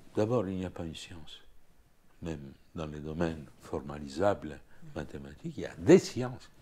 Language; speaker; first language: French; non-native, fluent; Romanian